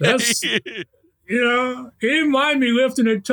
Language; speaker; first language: English; native; English